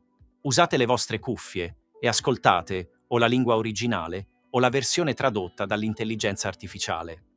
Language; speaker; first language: Italian; native; Italian